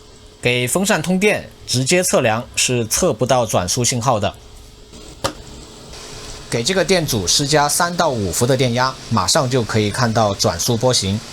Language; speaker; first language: Chinese; native; Chinese